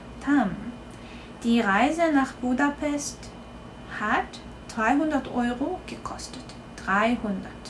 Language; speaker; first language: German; non-native, fluent; Korean